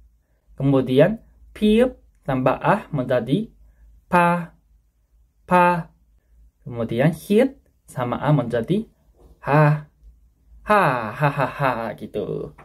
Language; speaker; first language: Indonesian; non-native, fluent; Korean